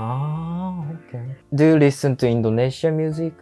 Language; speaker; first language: English; non-native, fluent; Japanese